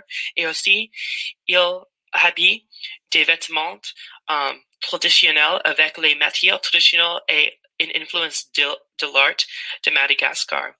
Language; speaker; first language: French; non-native, learner; English